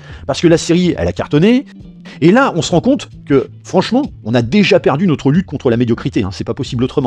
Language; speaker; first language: French; native; French